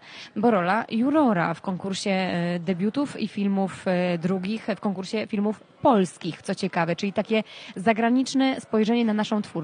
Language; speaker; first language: Polish; native; Polish